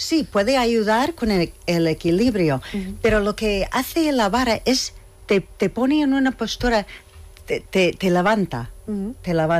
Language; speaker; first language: Spanish; non-native, fluent; English